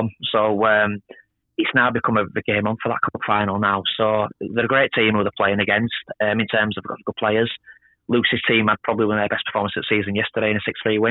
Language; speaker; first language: English; native; English